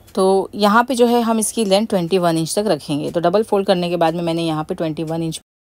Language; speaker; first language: Hindi; native; Hindi